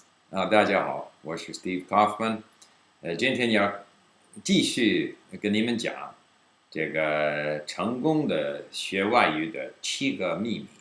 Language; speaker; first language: Chinese; non-native, fluent; English